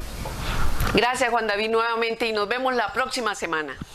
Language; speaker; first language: Spanish; native; Spanish